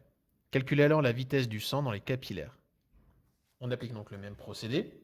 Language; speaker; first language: French; native; French